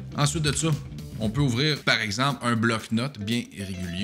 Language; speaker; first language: French; native; French